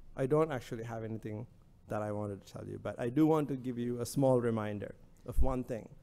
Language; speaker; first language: English; non-native, local second language; Sinhala